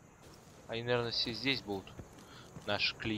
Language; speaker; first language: Russian; native; Russian